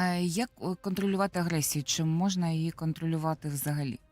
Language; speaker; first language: Ukrainian; native; Ukrainian